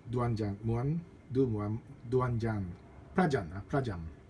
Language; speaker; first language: Thai; non-native, learner; Japanese